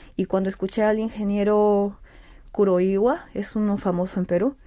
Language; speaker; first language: Spanish; native; Spanish